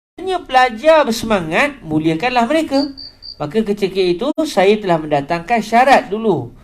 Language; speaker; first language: Malay; native; Malay